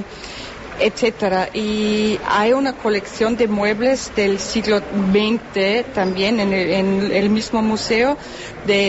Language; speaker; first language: Spanish; non-native, fluent; German